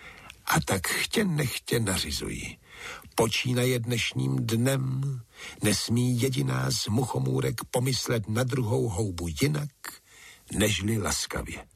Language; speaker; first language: Czech; native; Czech